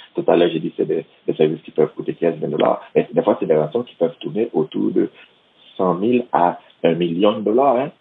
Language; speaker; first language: French; non-native, local second language; Haitian Creole